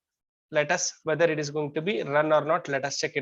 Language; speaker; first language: English; non-native, local second language; Kannada